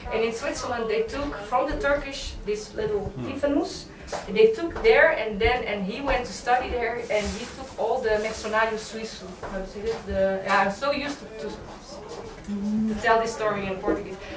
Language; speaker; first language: English; non-native, fluent; Dutch